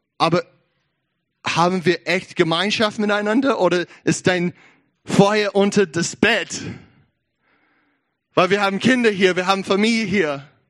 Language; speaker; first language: German; non-native, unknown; English